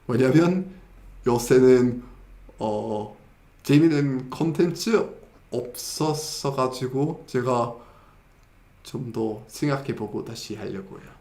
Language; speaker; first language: Korean; non-native, fluent; English